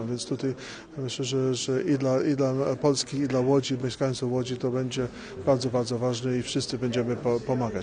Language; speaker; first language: Polish; early bilingual, heritage; English